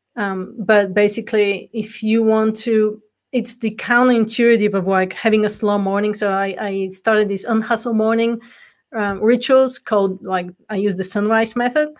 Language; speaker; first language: English; non-native, fluent; Bulgarian